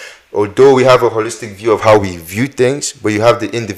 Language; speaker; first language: English; non-native, local second language; Hausa